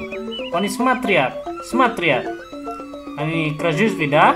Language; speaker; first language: Russian; non-native, learner; Indonesian